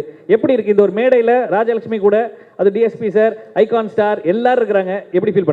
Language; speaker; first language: Tamil; native; Tamil